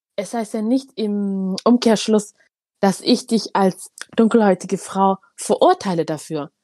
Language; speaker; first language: German; early bilingual, other home language; Tigrinya